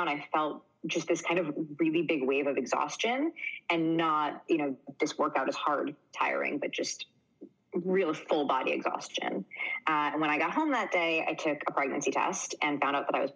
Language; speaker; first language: English; native; English